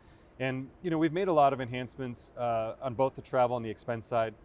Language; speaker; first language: English; native; English